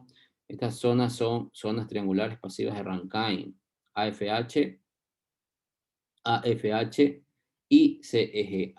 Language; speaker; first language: Spanish; native; Spanish